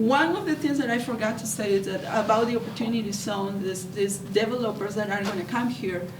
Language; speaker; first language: English; non-native, fluent; Spanish